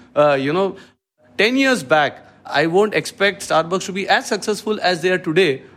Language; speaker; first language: English; non-native, local second language; Malayalam